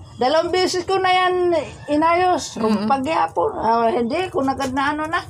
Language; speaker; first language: Filipino; non-native, local second language; Waray